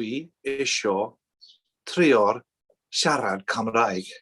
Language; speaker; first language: Welsh; non-native, learner; English